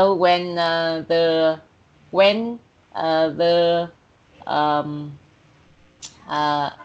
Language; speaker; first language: English; non-native, learner; Vietnamese